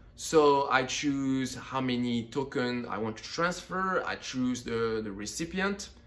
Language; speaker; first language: English; non-native, fluent; French